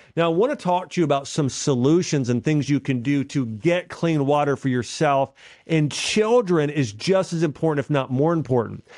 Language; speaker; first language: English; native; English